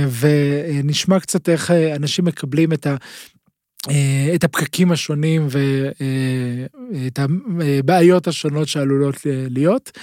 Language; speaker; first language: Hebrew; native; Hebrew